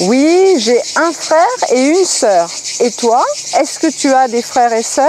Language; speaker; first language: French; native; French